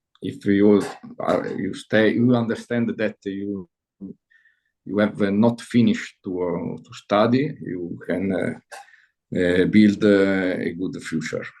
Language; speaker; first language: English; non-native, learner; Italian